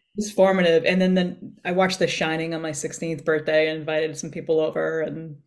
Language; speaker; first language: English; native; English